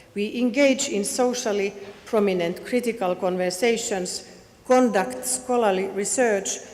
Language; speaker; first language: English; non-native, fluent; Finnish